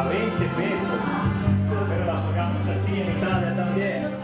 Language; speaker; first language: Spanish; non-native, learner; Italian